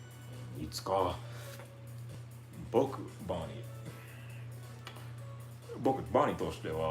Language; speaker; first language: Japanese; non-native, learner; English